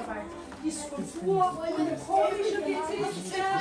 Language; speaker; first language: German; non-native, learner; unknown